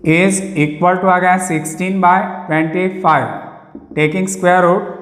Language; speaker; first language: Hindi; non-native, local second language; Marathi